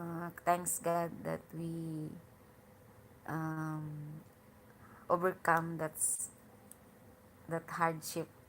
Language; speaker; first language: English; non-native, learner; Hiligaynon